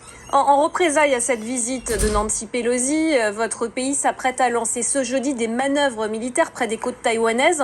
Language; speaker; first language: French; native; French